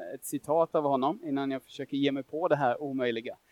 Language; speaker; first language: Swedish; non-native, fluent; English